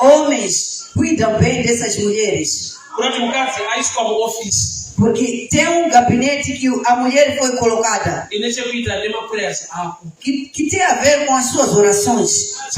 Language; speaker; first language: Portuguese; non-native, local second language; Shona